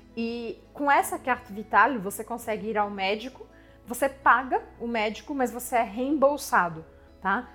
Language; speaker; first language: Portuguese; non-native, fluent; French